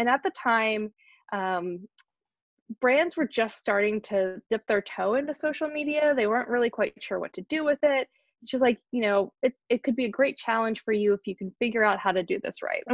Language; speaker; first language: English; native; English